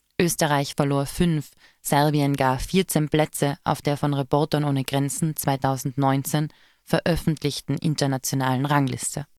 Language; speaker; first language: German; native; German